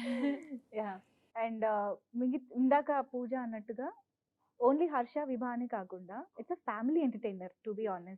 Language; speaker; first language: Telugu; native; Telugu